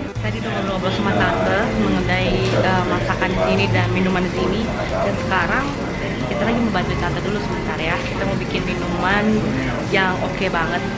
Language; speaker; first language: Indonesian; native; Indonesian